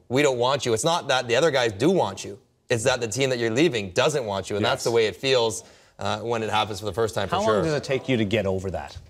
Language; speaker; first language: English; native; English